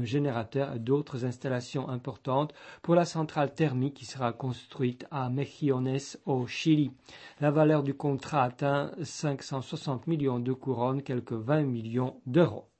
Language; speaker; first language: French; native; French